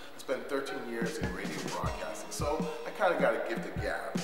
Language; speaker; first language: English; native; English